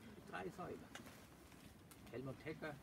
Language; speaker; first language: German; non-native, fluent; Sinhala